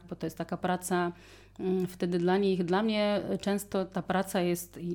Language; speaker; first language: Polish; non-native, fluent; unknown